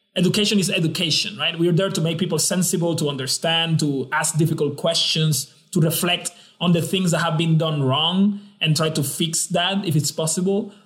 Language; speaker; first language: English; non-native, fluent; Spanish